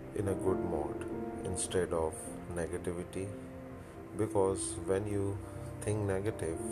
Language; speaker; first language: English; non-native, local second language; Urdu